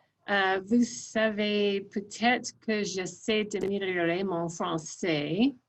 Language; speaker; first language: French; non-native, fluent; English